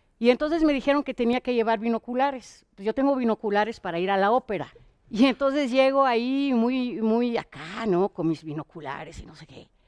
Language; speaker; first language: Spanish; non-native, fluent; Hebrew